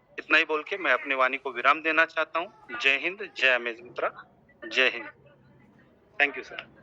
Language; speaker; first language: Hindi; non-native, local second language; Marathi